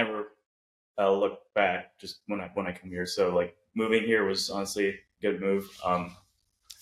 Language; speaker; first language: English; non-native, local second language; Cebuano